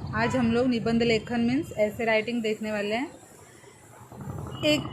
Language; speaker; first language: Hindi; non-native, local second language; Marathi